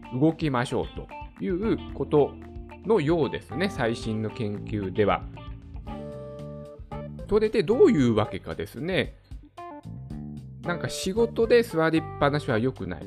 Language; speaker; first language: Japanese; native; Japanese